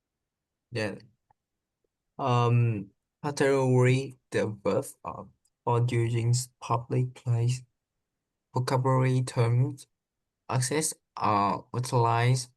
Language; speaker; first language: English; non-native, learner; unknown